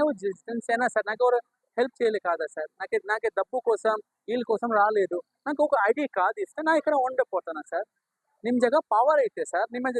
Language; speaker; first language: Telugu; non-native, learner; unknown